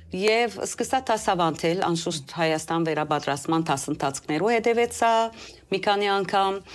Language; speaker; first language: Armenian; early bilingual, heritage; Armenian